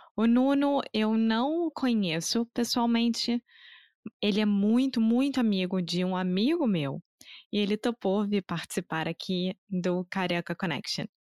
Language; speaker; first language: Portuguese; native; Portuguese